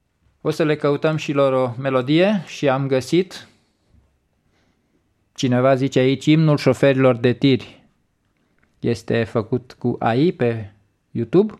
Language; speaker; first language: Romanian; native; Romanian